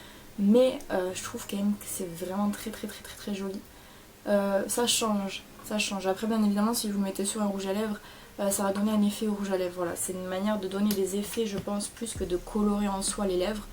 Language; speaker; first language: French; native; French